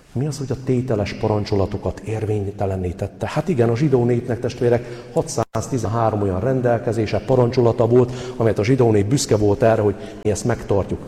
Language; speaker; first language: Hungarian; native; Hungarian